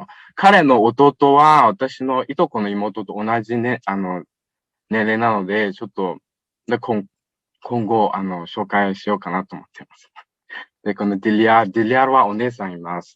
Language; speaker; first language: Japanese; non-native, fluent; Uyghur